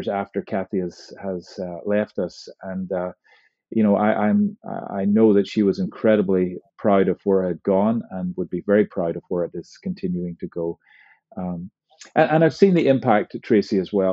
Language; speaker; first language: English; native; English